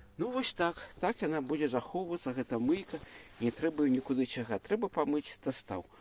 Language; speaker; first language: Belarusian; native; Belarusian